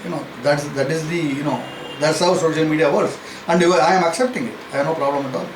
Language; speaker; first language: English; non-native, local second language; Tamil